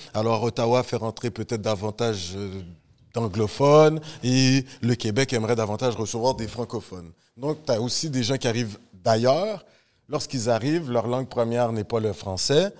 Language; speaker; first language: French; native; French